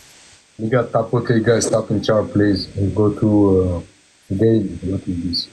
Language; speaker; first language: English; non-native, learner; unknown